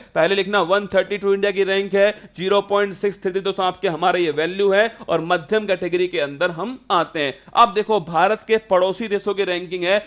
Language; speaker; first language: Hindi; native; Hindi